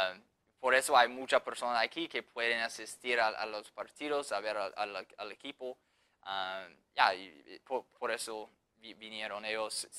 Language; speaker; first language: Spanish; non-native, fluent; English